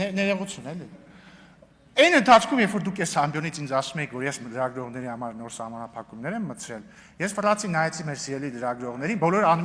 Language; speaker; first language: Armenian; native; Armenian